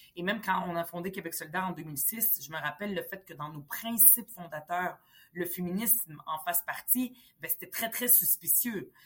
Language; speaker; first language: French; early bilingual, other home language; Arabic